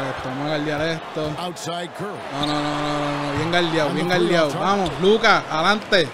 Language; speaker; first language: Spanish; native; Spanish